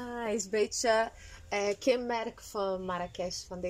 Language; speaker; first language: Dutch; non-native, learner; Spanish